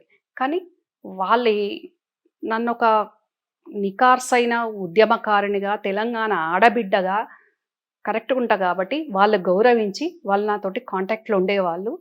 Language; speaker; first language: Telugu; native; Telugu